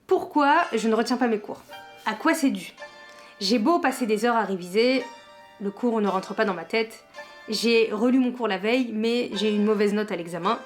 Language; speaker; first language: French; native; French